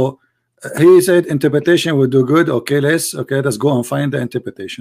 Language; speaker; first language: English; non-native, fluent; Arabic